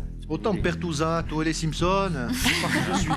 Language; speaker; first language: French; native; French